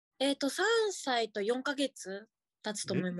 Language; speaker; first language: Japanese; native; Japanese